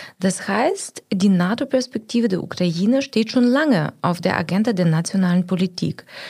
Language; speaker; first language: German; non-native, fluent; Ukrainian